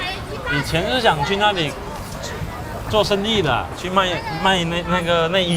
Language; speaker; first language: Chinese; native; Chinese